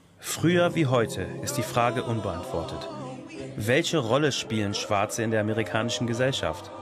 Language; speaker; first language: German; non-native, fluent; English